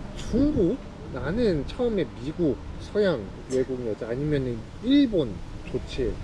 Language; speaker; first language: Korean; native; Korean